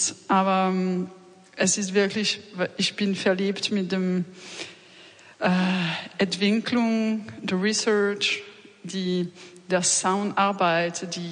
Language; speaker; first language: German; non-native, learner; French